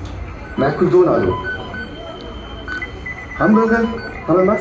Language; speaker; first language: Japanese; non-native, learner; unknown